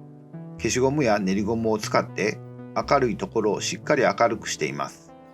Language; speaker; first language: Japanese; native; Japanese